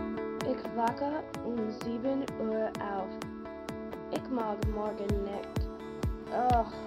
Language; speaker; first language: German; non-native, learner; English